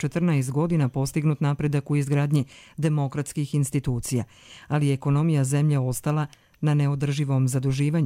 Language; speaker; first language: Croatian; native; Croatian